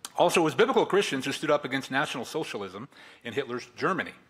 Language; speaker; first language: English; native; English